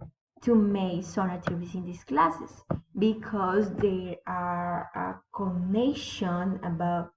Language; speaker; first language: English; non-native, learner; Spanish